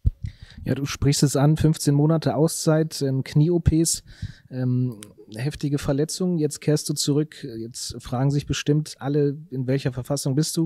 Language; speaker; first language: German; native; German